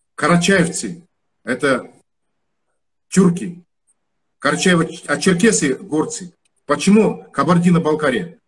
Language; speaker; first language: Russian; non-native, local second language; Kazakh